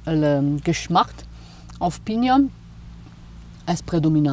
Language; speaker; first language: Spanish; non-native, learner; German